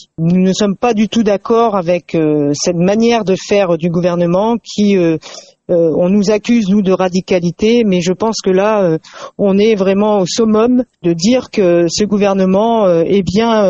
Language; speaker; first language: French; native; French